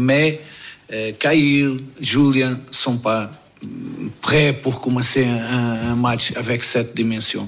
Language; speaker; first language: French; non-native, learner; Portuguese